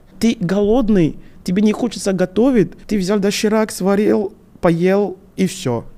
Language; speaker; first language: Russian; non-native, fluent; French